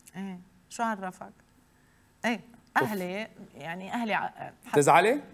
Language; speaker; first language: Arabic; native; Arabic